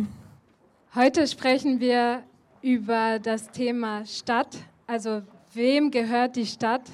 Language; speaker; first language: German; native; German